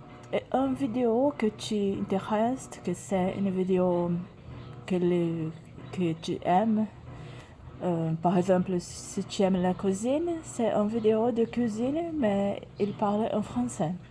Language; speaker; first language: French; non-native, learner; Portuguese